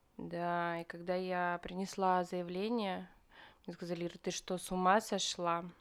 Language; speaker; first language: Russian; native; Russian